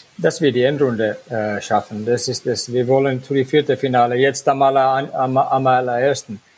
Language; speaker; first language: German; non-native, fluent; Finnish